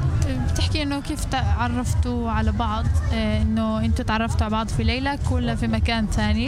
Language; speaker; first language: Arabic; native; Arabic